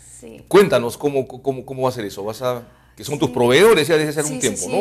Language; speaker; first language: Spanish; native; Spanish